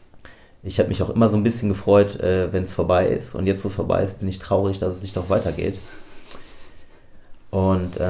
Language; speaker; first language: German; native; German